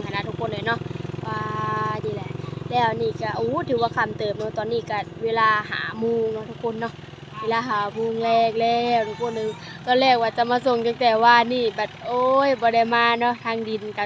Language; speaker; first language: Thai; non-native, local second language; Lao